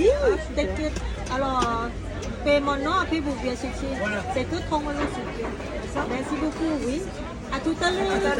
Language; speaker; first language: French; non-native, learner; Thai